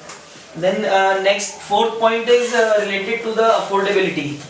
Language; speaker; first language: English; non-native, local second language; Hindi